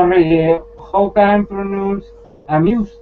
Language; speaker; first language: English; non-native, learner; Spanish